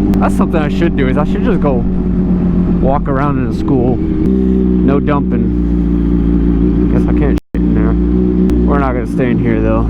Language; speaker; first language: English; native; English